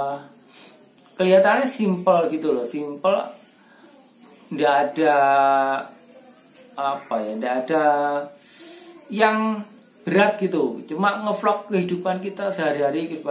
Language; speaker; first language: Indonesian; non-native, local second language; Javanese